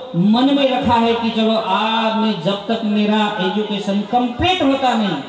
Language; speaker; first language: Hindi; non-native, local second language; Marathi